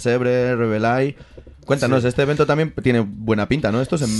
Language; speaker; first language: Spanish; native; Spanish